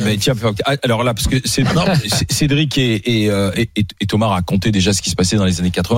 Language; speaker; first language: French; native; French